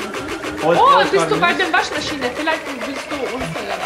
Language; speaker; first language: German; non-native, learner; English